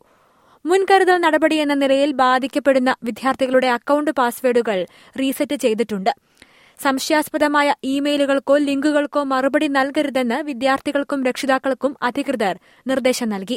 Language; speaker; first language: Malayalam; native; Malayalam